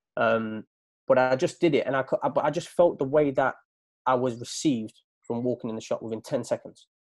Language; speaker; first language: English; native; English